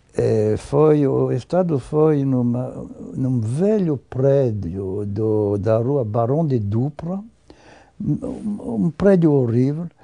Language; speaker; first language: Portuguese; non-native, fluent; French